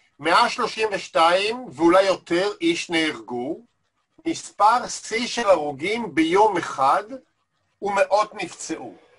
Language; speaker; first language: Hebrew; native; Hebrew